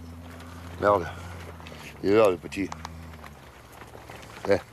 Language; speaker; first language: French; native; French